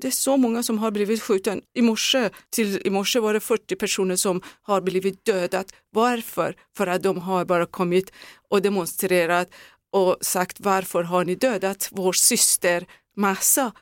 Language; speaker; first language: Swedish; non-native, fluent; Persian